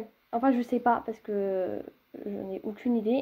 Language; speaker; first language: French; native; French